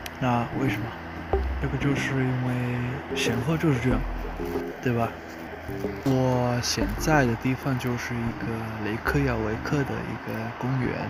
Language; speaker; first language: Chinese; non-native, fluent; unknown